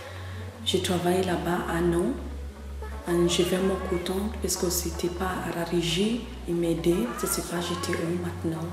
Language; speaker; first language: French; non-native, learner; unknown